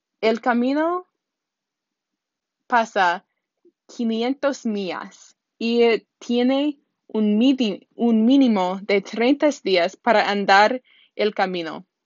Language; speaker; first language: Spanish; non-native, learner; English